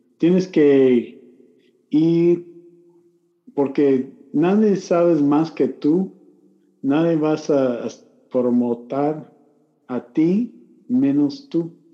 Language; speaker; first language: Spanish; non-native, learner; English